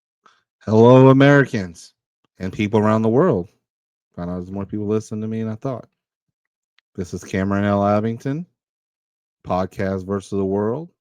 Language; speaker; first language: English; native; English